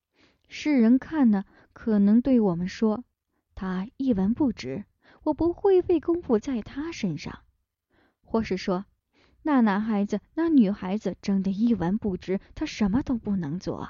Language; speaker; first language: Chinese; native; Chinese